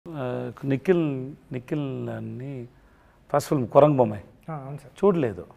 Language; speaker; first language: Telugu; non-native, learner; Tamil